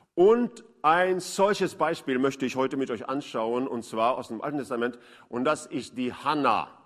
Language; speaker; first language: German; non-native, fluent; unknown